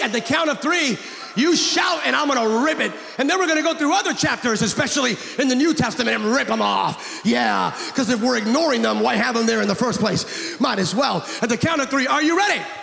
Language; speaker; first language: English; early bilingual, other home language; Spanish